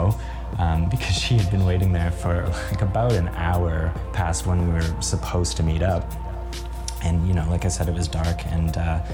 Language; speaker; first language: English; native; English